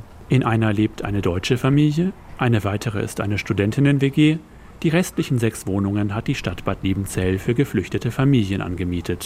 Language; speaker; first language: German; native; German